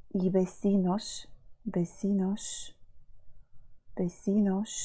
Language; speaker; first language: Spanish; non-native, fluent; Ukrainian